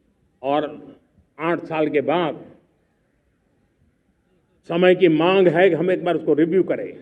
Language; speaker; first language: Hindi; non-native, local second language; Gujarati